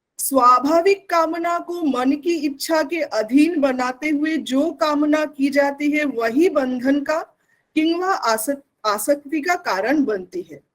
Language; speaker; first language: Hindi; non-native, local second language; Bangla